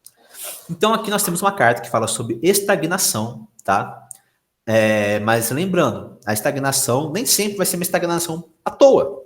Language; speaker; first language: Portuguese; native; Portuguese